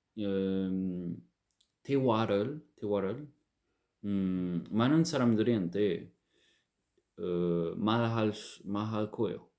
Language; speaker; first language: Korean; non-native, learner; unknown